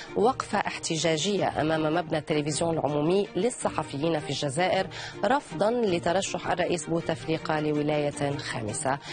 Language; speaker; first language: Arabic; native; Arabic